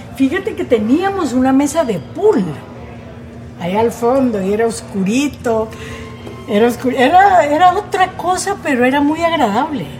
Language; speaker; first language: Spanish; native; Spanish